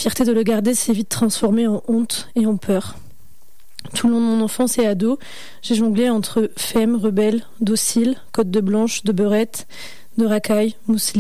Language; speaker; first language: French; non-native, local second language; Arabic